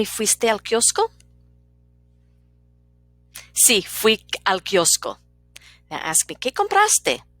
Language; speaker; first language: Spanish; non-native, fluent; English